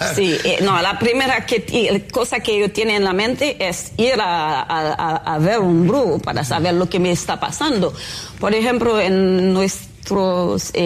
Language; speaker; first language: Spanish; non-native, fluent; Haitian Creole